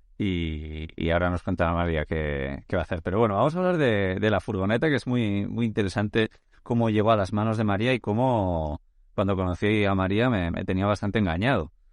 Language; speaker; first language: Spanish; native; Spanish